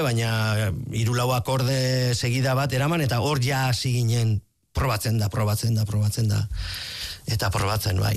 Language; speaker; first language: Basque; native; Basque